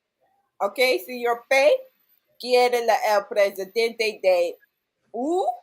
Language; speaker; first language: Spanish; non-native, learner; English